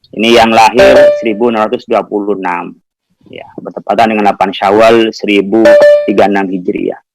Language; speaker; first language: Indonesian; non-native, local second language; Madurese